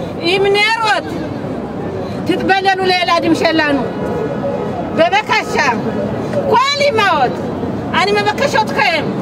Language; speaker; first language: Hebrew; non-native, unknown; Amharic